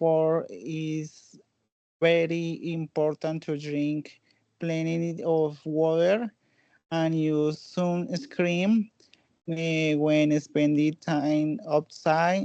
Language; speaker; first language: English; non-native, learner; Spanish